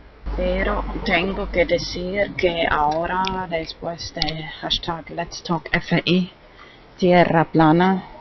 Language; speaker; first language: Spanish; non-native, fluent; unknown